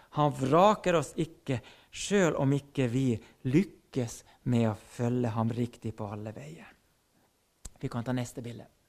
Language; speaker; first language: Norwegian; non-native, fluent; Finnish